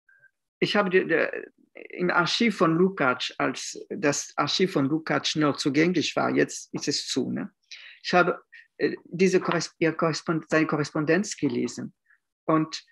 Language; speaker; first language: German; non-native, fluent; French